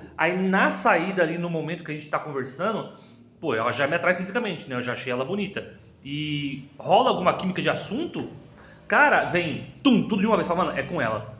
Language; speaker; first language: Portuguese; native; Portuguese